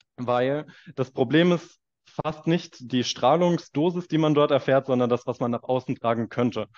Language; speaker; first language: German; native; German